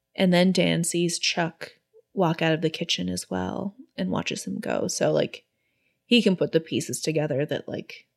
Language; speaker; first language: English; native; English